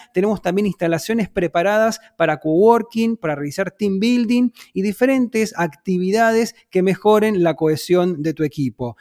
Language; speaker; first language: Spanish; native; Spanish